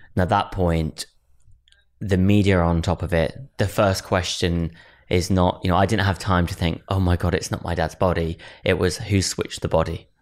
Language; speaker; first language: English; native; English